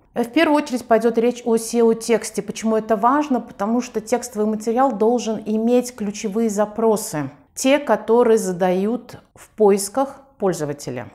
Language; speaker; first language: Russian; non-native, local second language; Tajik